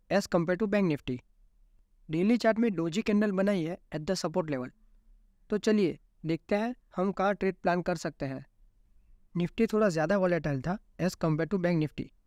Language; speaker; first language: Hindi; native; Hindi